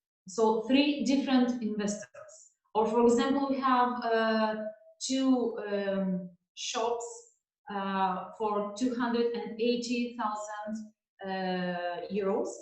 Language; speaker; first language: English; non-native, learner; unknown